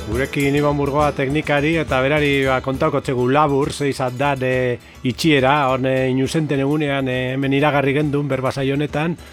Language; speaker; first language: Basque; native; Basque